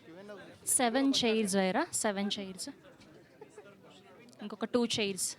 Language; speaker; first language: Telugu; native; Telugu